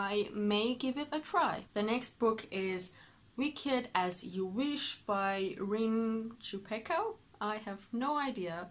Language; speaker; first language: English; non-native, fluent; Persian